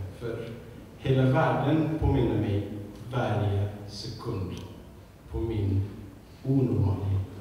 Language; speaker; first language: Swedish; non-native, fluent; Arabic